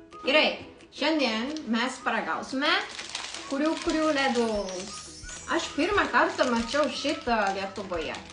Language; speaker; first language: Lithuanian; non-native, learner; Japanese